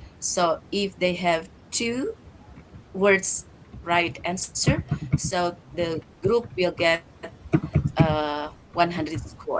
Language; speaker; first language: English; non-native, learner; Indonesian